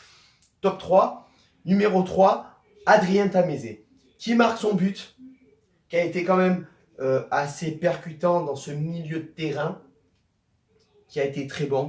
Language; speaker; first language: French; native; French